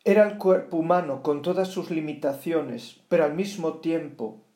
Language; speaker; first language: Spanish; non-native, local second language; Galician